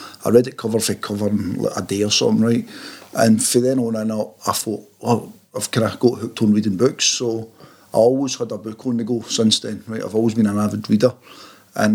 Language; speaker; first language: English; native; English